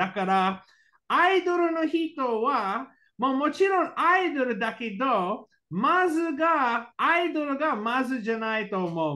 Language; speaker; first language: Japanese; non-native, learner; English